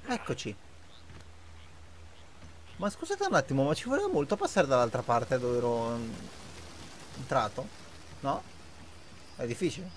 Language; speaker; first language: Italian; native; Italian